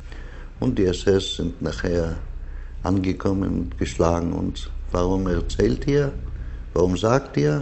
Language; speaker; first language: German; non-native, learner; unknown